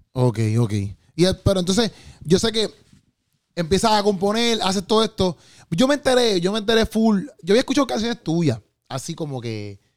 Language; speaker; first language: Spanish; native; Spanish